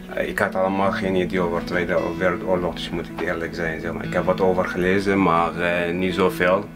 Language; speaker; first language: Dutch; non-native, fluent; Kurdish